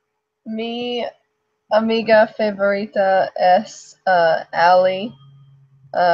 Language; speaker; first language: Spanish; non-native, learner; English